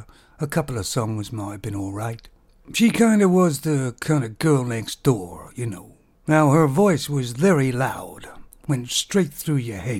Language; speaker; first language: English; native; English